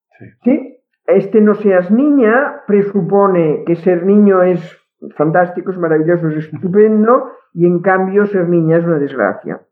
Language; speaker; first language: Spanish; non-native, local second language; Catalan